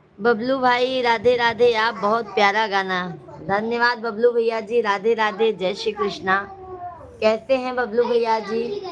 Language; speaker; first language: Hindi; native; Hindi